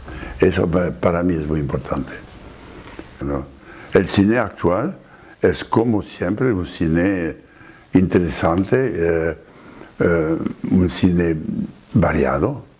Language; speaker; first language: Spanish; non-native, fluent; French